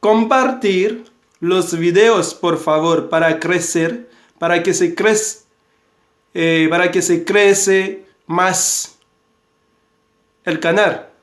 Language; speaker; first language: Spanish; non-native, fluent; Haitian Creole